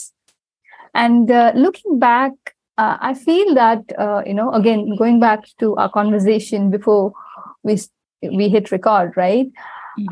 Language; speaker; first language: English; non-native, local second language; Tamil